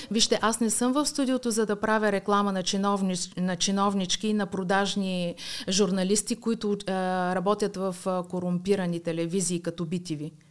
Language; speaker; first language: Bulgarian; native; Bulgarian